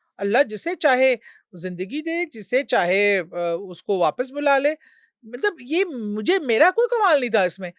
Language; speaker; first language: Urdu; native; Urdu